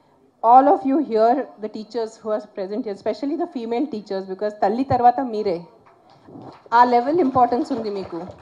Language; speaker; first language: Telugu; non-native, local second language; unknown